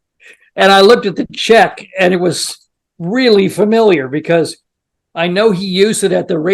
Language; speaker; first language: English; native; English